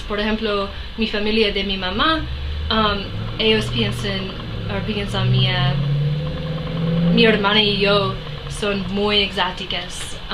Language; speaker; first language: Spanish; early bilingual, heritage; Spanish